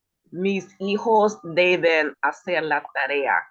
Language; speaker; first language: Spanish; non-native, learner; English